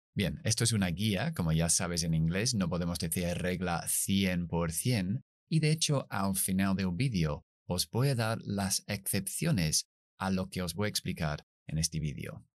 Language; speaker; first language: Spanish; non-native, fluent; English